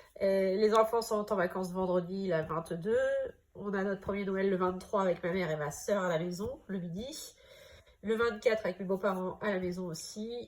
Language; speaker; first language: French; native; French